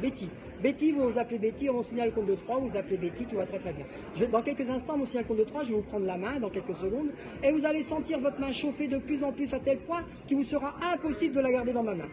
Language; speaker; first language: French; native; French